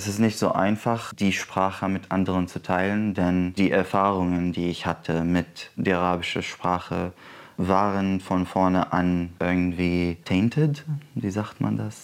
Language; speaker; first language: German; non-native, fluent; Arabic